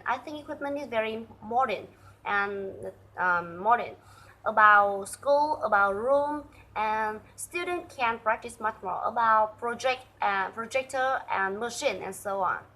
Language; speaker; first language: English; non-native, learner; Vietnamese